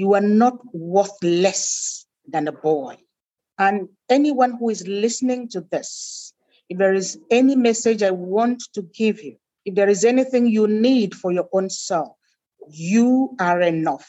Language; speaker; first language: English; non-native, local second language; Igbo